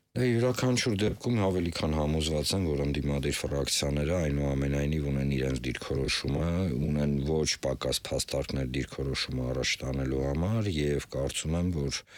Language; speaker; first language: Armenian; native; Armenian